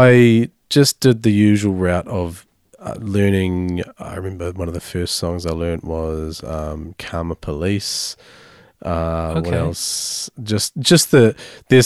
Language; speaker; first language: English; native; English